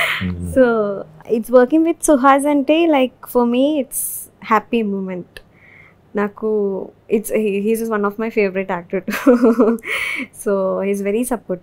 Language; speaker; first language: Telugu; non-native, learner; Malayalam